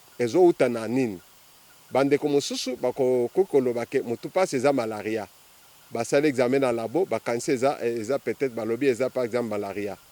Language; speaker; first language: Lingala; non-native, local second language; Kongo